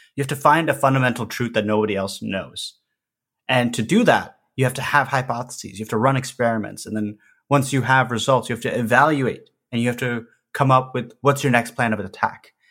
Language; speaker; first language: English; early bilingual, other home language; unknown